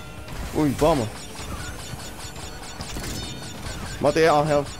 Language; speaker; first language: Spanish; non-native, learner; English